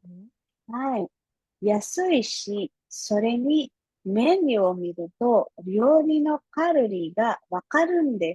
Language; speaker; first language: Japanese; non-native, fluent; Filipino